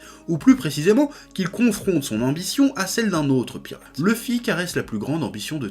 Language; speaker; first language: French; native; French